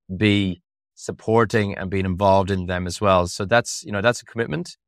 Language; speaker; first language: English; native; English